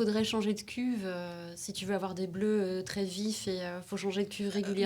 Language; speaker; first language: French; native; French